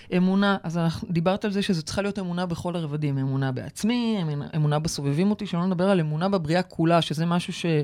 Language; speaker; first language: Hebrew; native; Hebrew